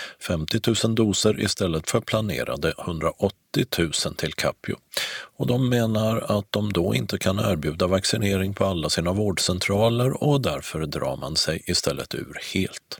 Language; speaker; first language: Swedish; native; Swedish